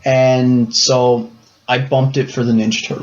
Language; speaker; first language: English; native; English